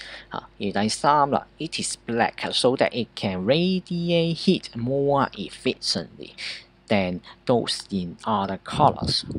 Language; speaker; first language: English; non-native, local second language; Cantonese